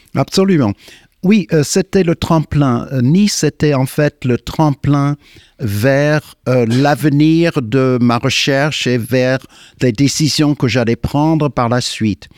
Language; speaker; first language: French; non-native, fluent; English